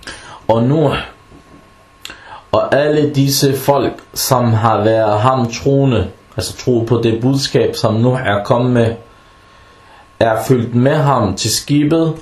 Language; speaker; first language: Danish; non-native, fluent; Arabic